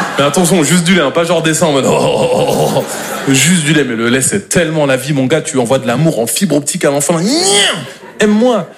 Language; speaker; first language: French; native; French